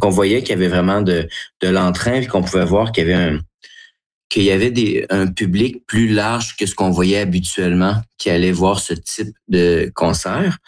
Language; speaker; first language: French; native; French